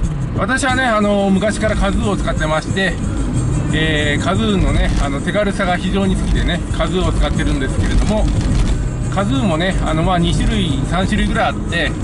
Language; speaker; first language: Japanese; native; Japanese